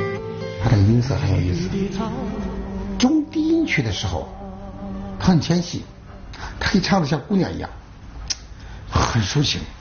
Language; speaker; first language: Chinese; native; Chinese